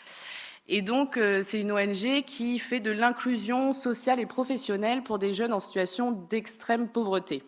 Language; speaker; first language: French; native; French